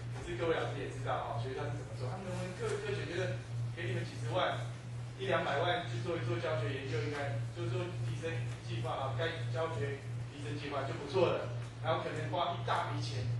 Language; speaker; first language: Chinese; native; Chinese